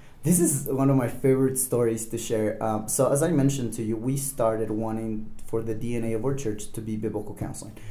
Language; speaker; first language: English; non-native, fluent; Spanish